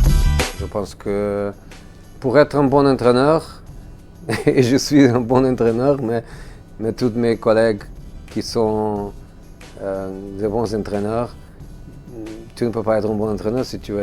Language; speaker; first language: French; non-native, fluent; Portuguese